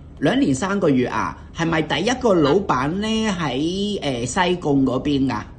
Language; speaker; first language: Cantonese; native; Cantonese